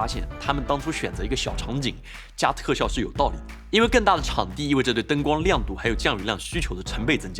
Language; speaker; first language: Chinese; native; Chinese